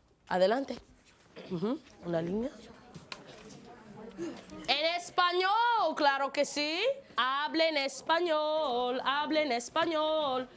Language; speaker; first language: Spanish; non-native, fluent; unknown